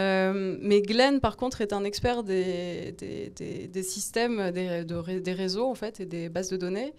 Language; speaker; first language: French; native; French